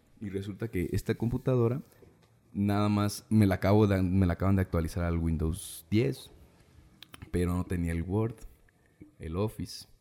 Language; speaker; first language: Spanish; native; Spanish